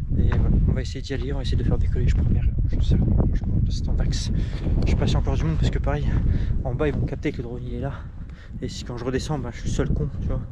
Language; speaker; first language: French; native; French